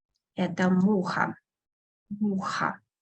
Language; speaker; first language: Russian; non-native, fluent; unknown